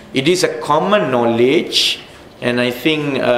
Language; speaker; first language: English; non-native, local second language; Malay